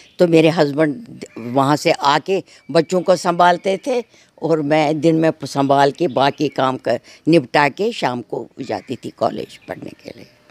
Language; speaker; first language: Urdu; non-native, local second language; Kashmiri